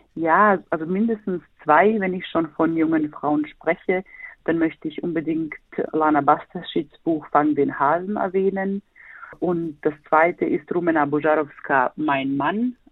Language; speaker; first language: German; non-native, fluent; Bosnian